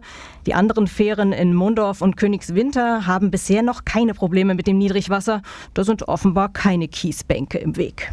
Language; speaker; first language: German; native; German